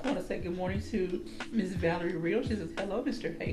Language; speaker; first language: English; native; English